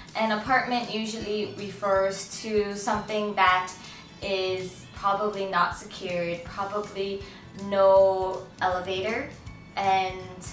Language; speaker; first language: English; early bilingual, other home language; Japanese